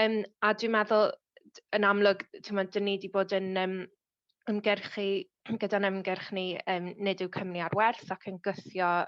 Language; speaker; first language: Welsh; native; Welsh